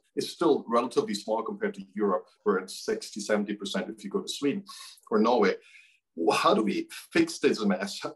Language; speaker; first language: English; non-native, fluent; German